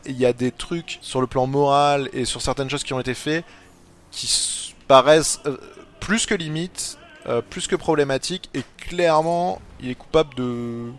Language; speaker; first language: French; native; French